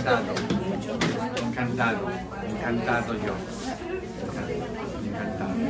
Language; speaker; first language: Spanish; non-native, fluent; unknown